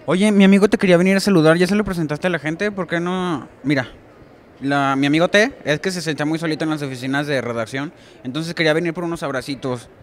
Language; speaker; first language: Spanish; native; Spanish